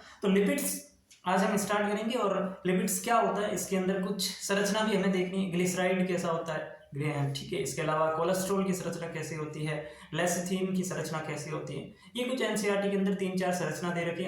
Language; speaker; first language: Hindi; native; Hindi